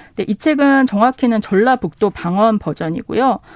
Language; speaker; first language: Korean; native; Korean